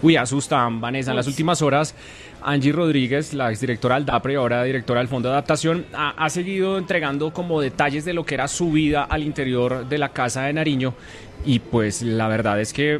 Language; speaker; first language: Spanish; native; Spanish